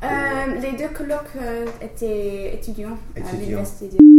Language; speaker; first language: French; non-native, learner; English